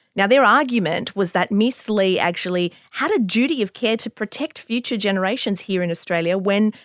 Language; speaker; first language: English; native; English